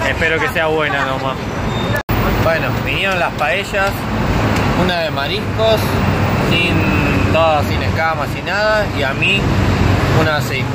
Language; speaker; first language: Spanish; native; Spanish